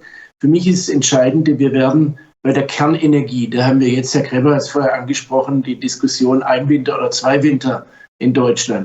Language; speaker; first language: German; native; German